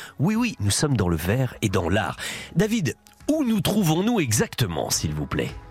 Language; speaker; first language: French; native; French